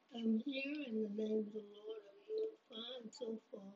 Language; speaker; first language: English; native; English